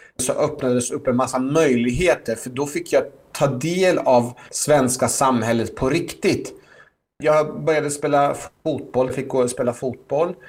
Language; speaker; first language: Swedish; early bilingual, other home language; Persian